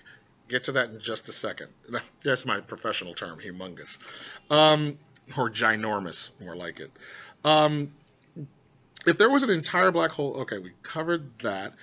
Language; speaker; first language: English; native; English